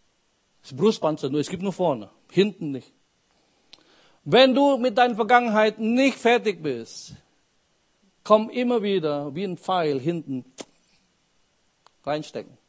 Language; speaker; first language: German; non-native, fluent; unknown